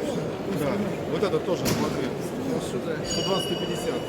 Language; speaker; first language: Russian; native; Russian